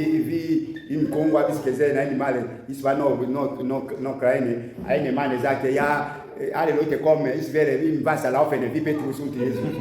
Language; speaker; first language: German; non-native, learner; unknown